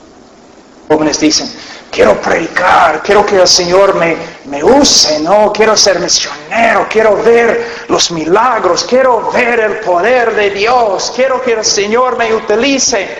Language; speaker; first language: Spanish; non-native, fluent; English